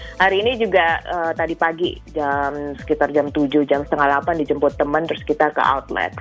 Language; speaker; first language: Indonesian; native; Indonesian